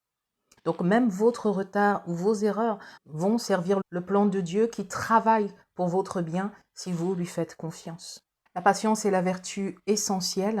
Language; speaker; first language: French; native; French